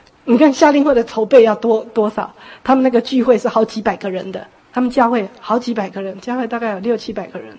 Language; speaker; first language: Chinese; native; Chinese